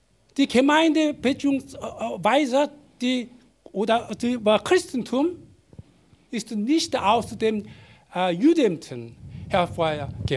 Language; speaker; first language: German; non-native, learner; Korean